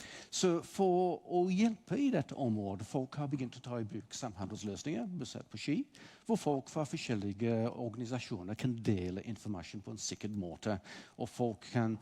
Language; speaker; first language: Norwegian; non-native, fluent; English